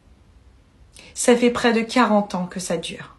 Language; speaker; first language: French; early bilingual, other home language; Persian